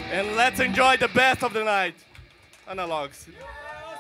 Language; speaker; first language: English; non-native, fluent; Portuguese